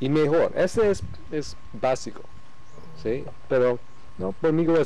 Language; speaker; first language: Spanish; non-native, learner; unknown